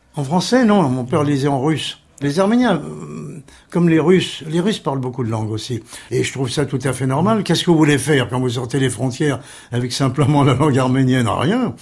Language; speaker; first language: French; early bilingual, other home language; Armenian